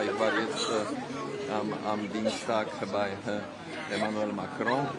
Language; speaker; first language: German; non-native, fluent; Czech